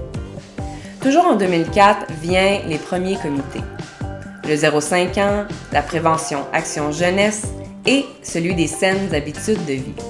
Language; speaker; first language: French; native; French